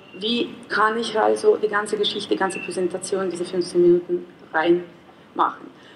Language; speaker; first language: German; non-native, fluent; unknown